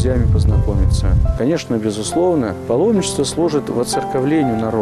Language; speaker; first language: Russian; native; Russian